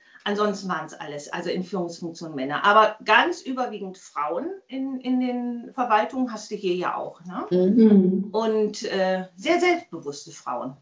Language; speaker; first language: German; native; German